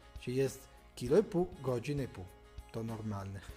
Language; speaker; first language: Polish; non-native, learner; Italian